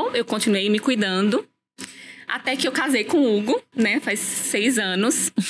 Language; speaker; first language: Portuguese; native; Portuguese